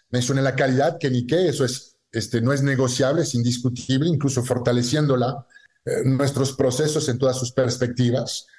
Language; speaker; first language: Spanish; non-native, fluent; French